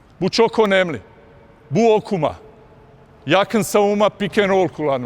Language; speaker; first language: Turkish; non-native, fluent; Bosnian